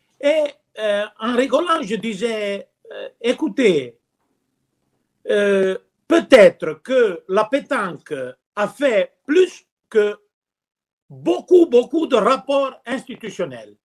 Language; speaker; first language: French; non-native, local second language; Italian